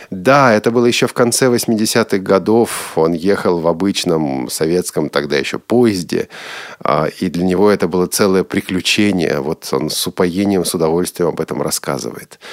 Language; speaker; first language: Russian; native; Russian